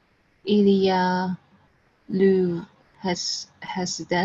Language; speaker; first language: French; non-native, learner; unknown